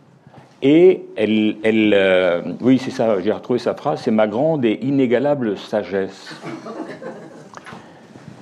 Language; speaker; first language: French; native; French